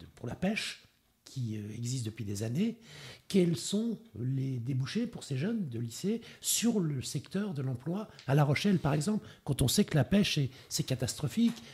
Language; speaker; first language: French; native; French